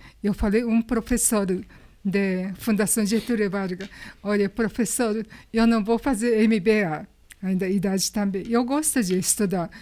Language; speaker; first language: Portuguese; non-native, learner; Japanese